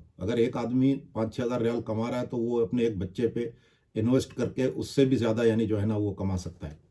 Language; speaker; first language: Urdu; non-native, local second language; Baluchi